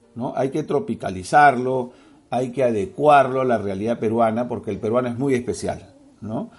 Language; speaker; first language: Spanish; native; Spanish